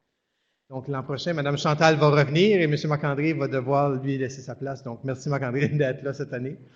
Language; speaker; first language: French; native; French